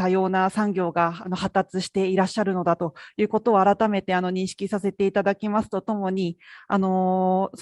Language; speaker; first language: Japanese; native; Japanese